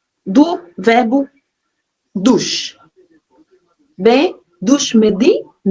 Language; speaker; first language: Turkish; non-native, learner; Portuguese